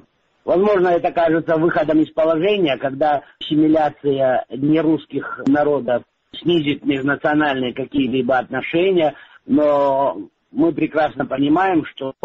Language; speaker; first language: Russian; non-native, local second language; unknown